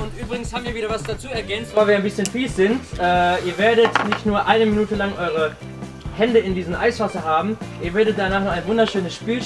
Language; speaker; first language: German; native; German